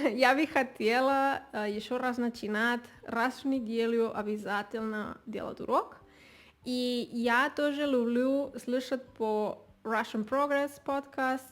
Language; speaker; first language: Russian; non-native, learner; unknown